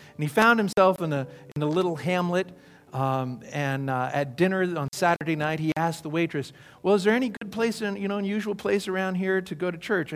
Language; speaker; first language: English; native; English